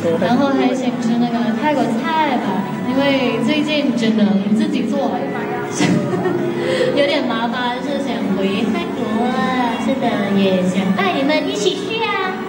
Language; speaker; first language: Chinese; non-native, fluent; Thai